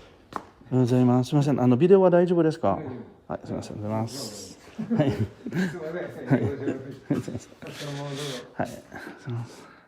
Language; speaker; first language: Japanese; non-native, learner; French